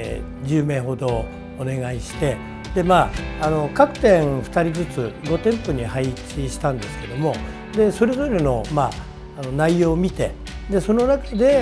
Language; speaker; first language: Japanese; native; Japanese